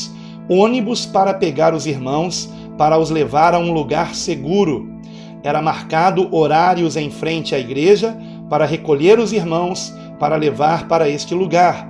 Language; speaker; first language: Portuguese; native; Portuguese